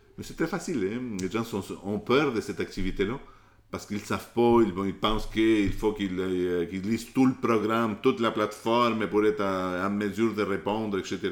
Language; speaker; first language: French; non-native, fluent; Spanish